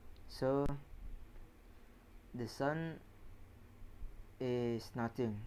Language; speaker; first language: English; non-native, learner; Indonesian